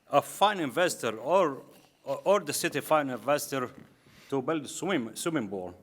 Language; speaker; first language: English; non-native, learner; Arabic